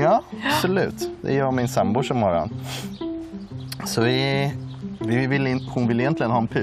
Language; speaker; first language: Norwegian; native; Norwegian